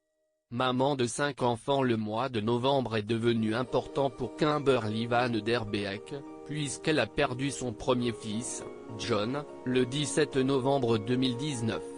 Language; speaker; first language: French; native; French